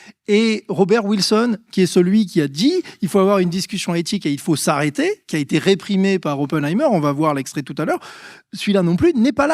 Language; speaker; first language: French; native; French